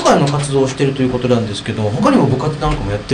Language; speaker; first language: Japanese; native; Japanese